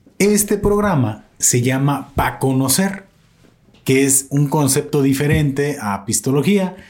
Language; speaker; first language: Spanish; native; Spanish